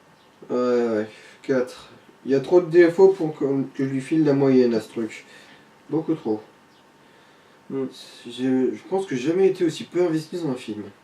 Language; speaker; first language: French; native; French